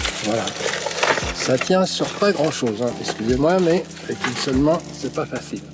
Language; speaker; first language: French; native; French